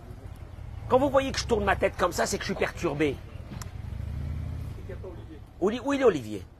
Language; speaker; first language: French; native; French